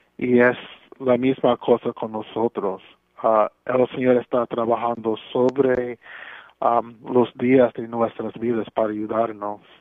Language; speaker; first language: Spanish; non-native, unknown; English